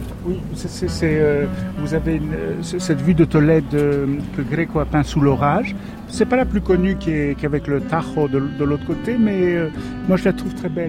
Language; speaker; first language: French; non-native, fluent; Spanish